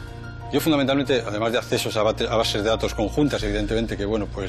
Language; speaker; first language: Spanish; native; Spanish